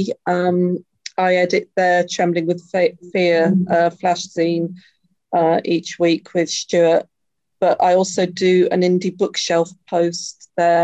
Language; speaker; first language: English; native; English